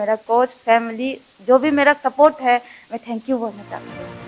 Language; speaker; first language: Hindi; non-native, local second language; Manipuri